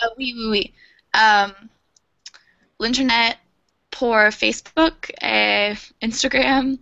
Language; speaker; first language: French; non-native, learner; English